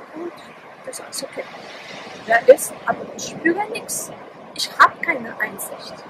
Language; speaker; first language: German; non-native, fluent; Polish